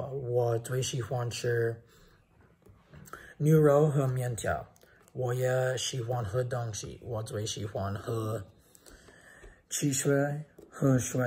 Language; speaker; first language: Chinese; non-native, learner; English